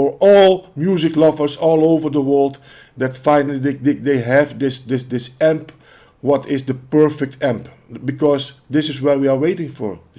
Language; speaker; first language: English; non-native, fluent; Dutch